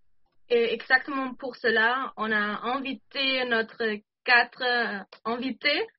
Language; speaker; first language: French; non-native, fluent; German